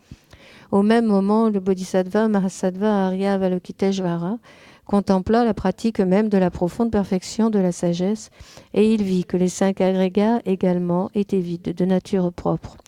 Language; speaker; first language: French; native; French